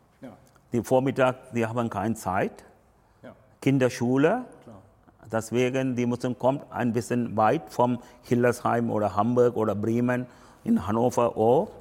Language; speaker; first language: German; non-native, learner; Tamil